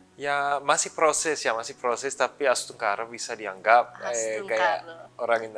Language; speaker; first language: Indonesian; early bilingual, other home language; English